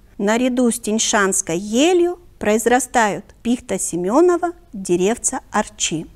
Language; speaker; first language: Russian; non-native, local second language; Kyrgyz